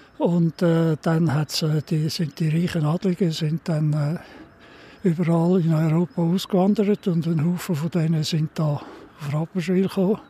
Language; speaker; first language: German; native; German